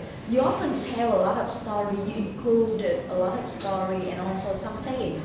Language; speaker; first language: English; non-native, learner; Vietnamese